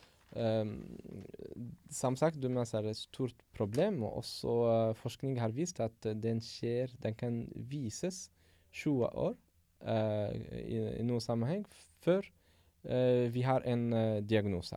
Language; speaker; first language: Norwegian; non-native, fluent; Arabic